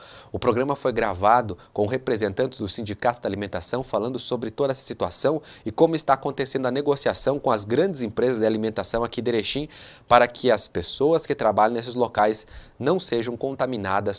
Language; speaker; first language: Portuguese; native; Portuguese